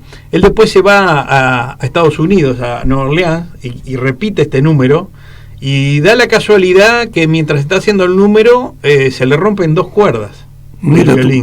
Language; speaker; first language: Spanish; native; Spanish